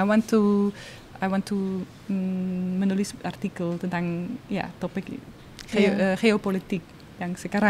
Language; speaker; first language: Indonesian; non-native, learner; Dutch